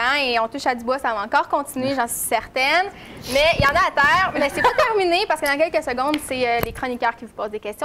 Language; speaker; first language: French; native; French